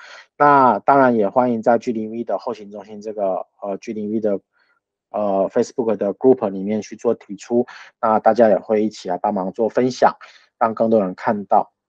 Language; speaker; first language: Chinese; native; Chinese